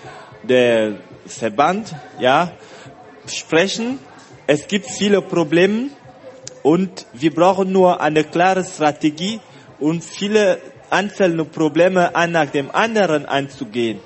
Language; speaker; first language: German; non-native, fluent; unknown